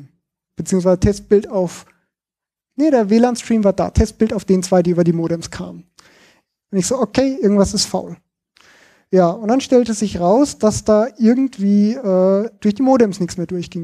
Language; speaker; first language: German; native; German